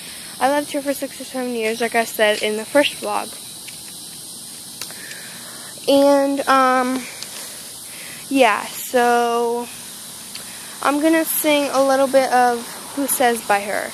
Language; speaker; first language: English; native; English